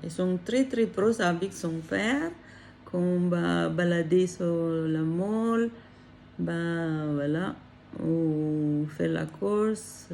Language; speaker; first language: French; non-native, learner; Filipino